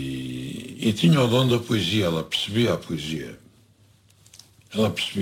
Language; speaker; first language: Portuguese; native; Portuguese